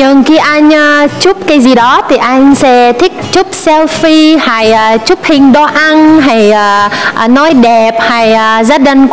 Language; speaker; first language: Vietnamese; non-native, fluent; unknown